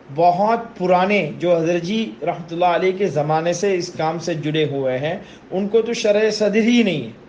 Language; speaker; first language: Urdu; non-native, fluent; Tamil